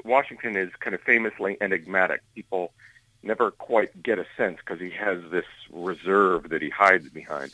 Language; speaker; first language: English; native; English